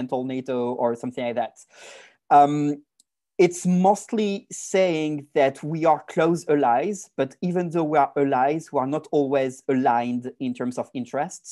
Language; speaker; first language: English; non-native, fluent; French